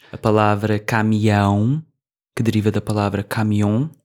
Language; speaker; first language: Portuguese; native; Portuguese